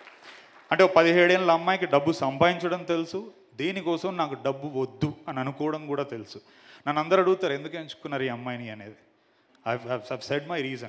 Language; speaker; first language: Telugu; native; Telugu